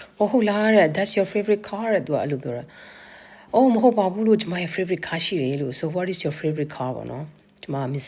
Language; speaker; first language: Burmese; non-native, local second language; Kachin